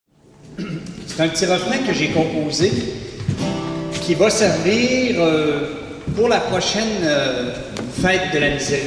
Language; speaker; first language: French; native; French